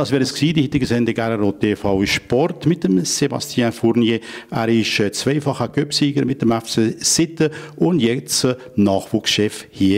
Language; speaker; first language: German; native; German